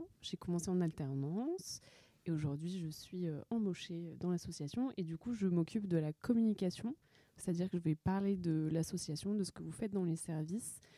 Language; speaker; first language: French; native; French